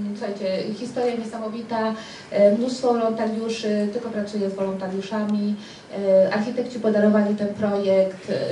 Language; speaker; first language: Polish; early bilingual, heritage; Spanish